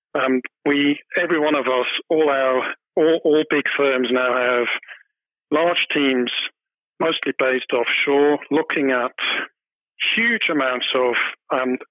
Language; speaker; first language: English; non-native, fluent; German